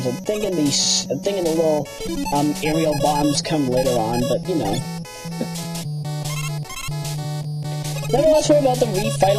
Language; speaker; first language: English; native; English